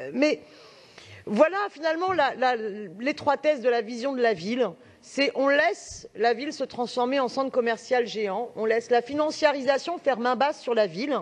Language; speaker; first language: French; native; French